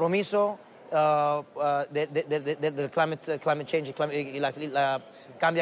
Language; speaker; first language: Spanish; non-native, learner; Arabic